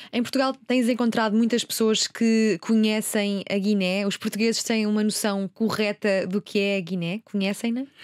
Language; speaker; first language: Portuguese; native; Portuguese